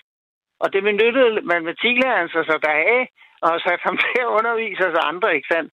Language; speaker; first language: Danish; native; Danish